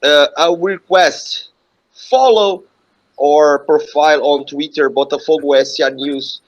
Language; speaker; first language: English; non-native, learner; Portuguese